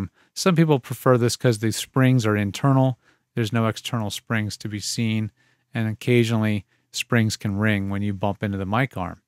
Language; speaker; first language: English; native; English